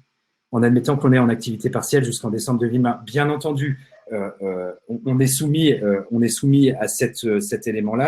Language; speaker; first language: French; native; French